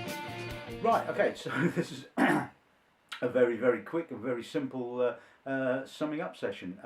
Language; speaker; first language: English; native; English